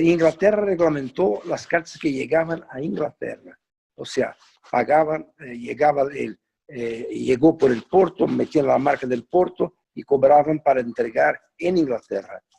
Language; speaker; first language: Spanish; non-native, fluent; Portuguese